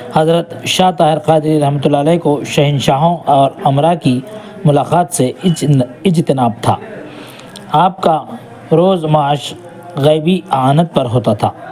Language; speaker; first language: Urdu; native; Urdu